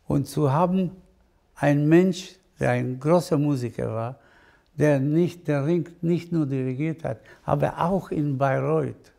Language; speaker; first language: German; non-native, fluent; Spanish